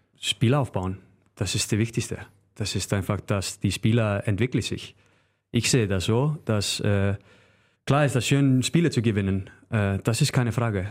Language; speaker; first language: German; non-native, learner; Icelandic